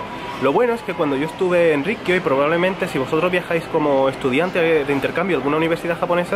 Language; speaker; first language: Spanish; native; Spanish